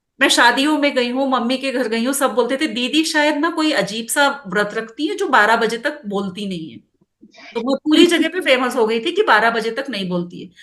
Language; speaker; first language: Hindi; non-native, local second language; Kannada